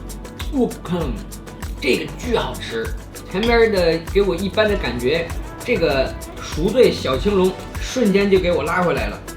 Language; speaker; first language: Chinese; native; Chinese